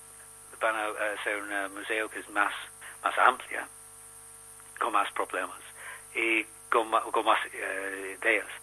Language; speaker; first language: Spanish; non-native, learner; English